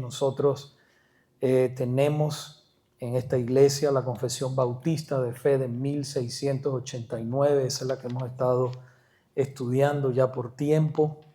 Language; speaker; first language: Spanish; native; Spanish